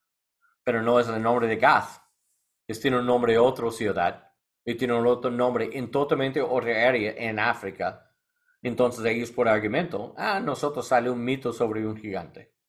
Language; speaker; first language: Spanish; non-native, learner; English